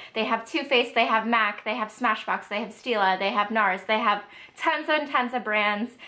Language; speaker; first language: English; native; English